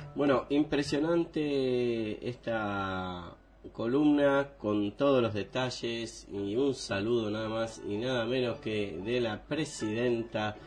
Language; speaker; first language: Spanish; native; Spanish